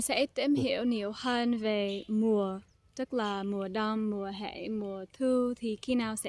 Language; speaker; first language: Vietnamese; non-native, fluent; English